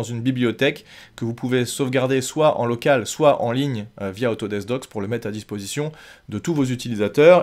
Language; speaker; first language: French; native; French